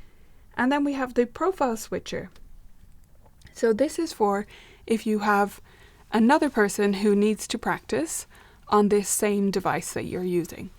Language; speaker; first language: English; native; English